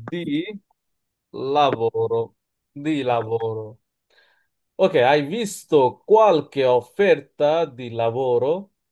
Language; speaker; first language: Italian; non-native, fluent; Bangla